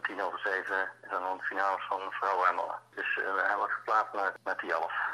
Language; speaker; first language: Dutch; native; Dutch